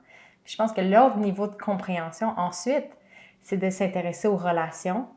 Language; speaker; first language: French; native; French